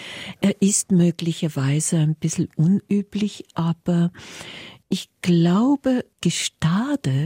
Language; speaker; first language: German; native; German